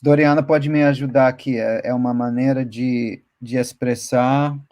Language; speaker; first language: Portuguese; non-native, fluent; English